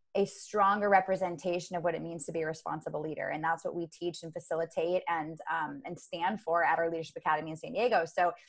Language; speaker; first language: English; native; English